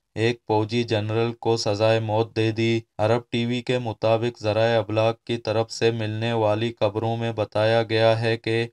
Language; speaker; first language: Urdu; non-native, local second language; Baluchi